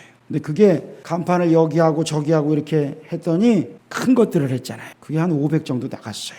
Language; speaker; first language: Korean; native; Korean